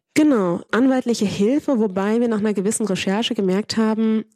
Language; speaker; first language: German; early bilingual, other home language; Spanish